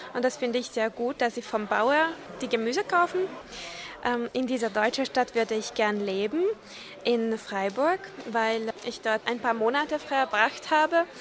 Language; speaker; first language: German; non-native, fluent; Hungarian